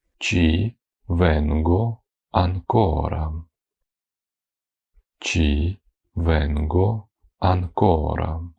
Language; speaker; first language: Italian; non-native, fluent; Ukrainian